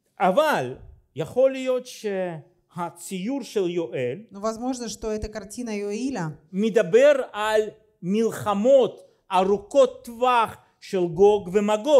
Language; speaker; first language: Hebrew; non-native, fluent; Russian